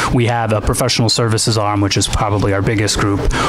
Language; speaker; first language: English; native; English